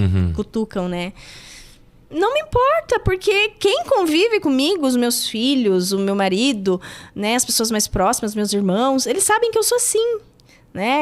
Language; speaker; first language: Portuguese; native; Portuguese